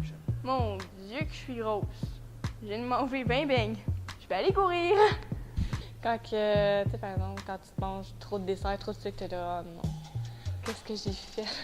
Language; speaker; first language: French; native; French